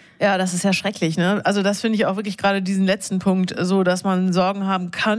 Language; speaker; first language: German; native; German